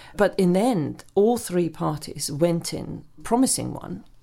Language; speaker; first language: English; non-native, fluent; German